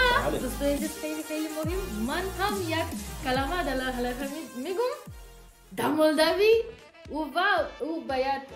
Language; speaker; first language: Persian; non-native, learner; Romanian